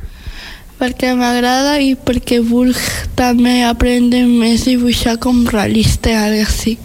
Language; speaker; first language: Catalan; early bilingual, other home language; Spanish